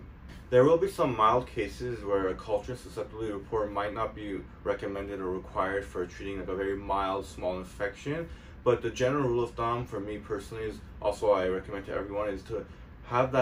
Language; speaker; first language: English; native; English